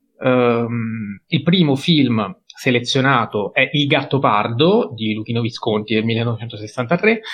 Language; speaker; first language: Italian; native; Italian